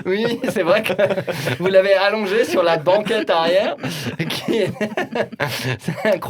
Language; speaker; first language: French; native; French